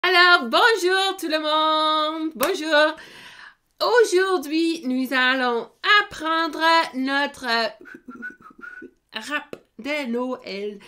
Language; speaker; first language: French; non-native, fluent; English